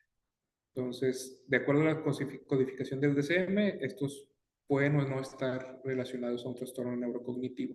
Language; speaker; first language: Spanish; native; Spanish